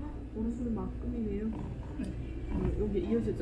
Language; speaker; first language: Korean; native; Korean